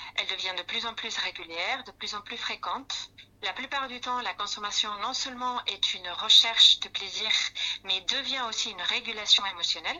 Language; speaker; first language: French; non-native, fluent; Spanish